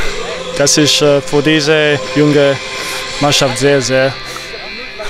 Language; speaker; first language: German; non-native, learner; Croatian